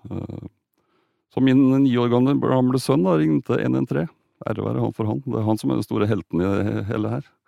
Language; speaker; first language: Norwegian; native; Norwegian